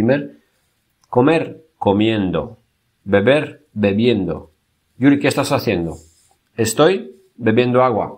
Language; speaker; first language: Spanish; non-native, fluent; Bulgarian